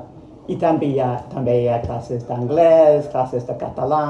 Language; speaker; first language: Catalan; non-native, fluent; Spanish